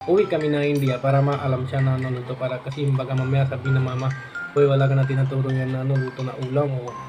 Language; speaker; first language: Filipino; non-native, learner; Punjabi